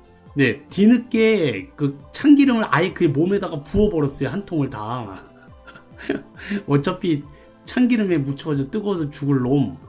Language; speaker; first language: Korean; native; Korean